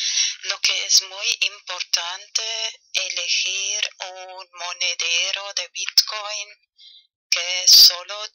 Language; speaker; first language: Spanish; non-native, learner; German